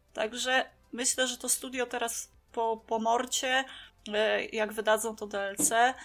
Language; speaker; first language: Polish; native; Polish